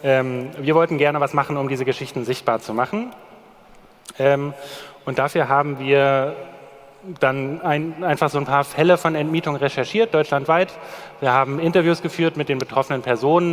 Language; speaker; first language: German; native; German